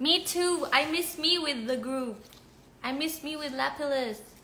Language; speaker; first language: English; non-native, local second language; Filipino